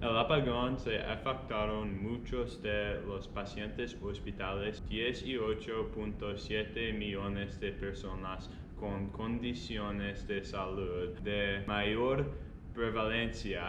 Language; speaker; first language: Spanish; non-native, learner; English